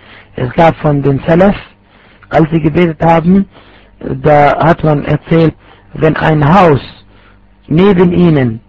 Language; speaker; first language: German; non-native, fluent; Arabic